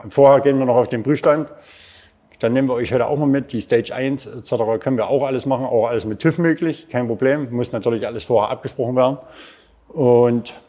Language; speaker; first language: German; native; German